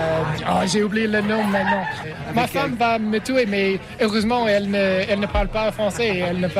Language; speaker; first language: French; non-native, learner; English